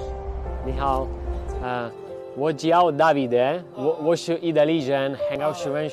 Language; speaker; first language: Chinese; non-native, learner; Italian